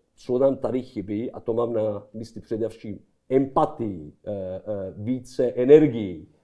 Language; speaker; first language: Czech; non-native, fluent; Serbian